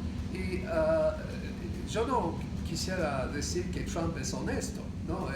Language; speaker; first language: Spanish; non-native, fluent; English